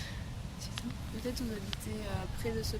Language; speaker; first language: French; native; French